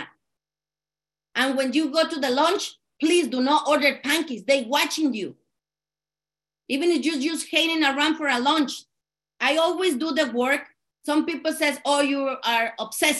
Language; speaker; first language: English; non-native, learner; Spanish